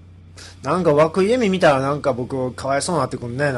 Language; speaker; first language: Japanese; native; Japanese